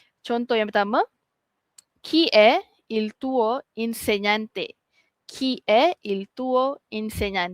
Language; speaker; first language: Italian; non-native, fluent; Malay